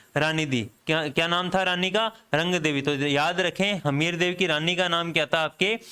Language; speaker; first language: Hindi; native; Hindi